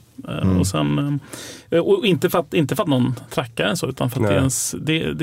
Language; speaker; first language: Swedish; native; Swedish